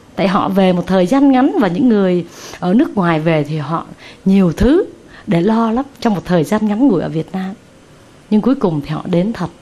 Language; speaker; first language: Vietnamese; native; Vietnamese